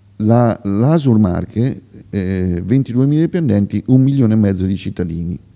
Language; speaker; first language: Italian; native; Italian